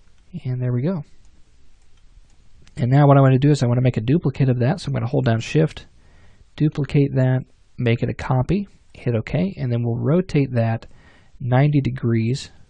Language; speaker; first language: English; native; English